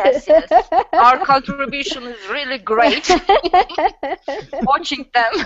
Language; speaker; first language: English; non-native, learner; Turkish